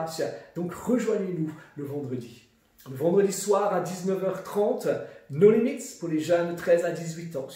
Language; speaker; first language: French; native; French